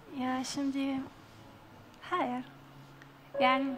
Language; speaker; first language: Turkish; non-native, learner; Arabic